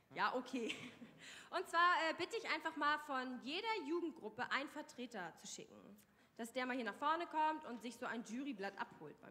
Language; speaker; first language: German; native; German